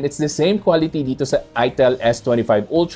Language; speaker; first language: English; non-native, local second language; Filipino